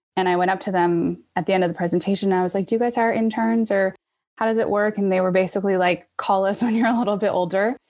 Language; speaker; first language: English; native; English